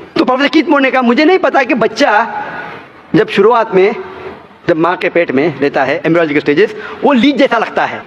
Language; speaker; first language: Hindi; non-native, local second language; Konkani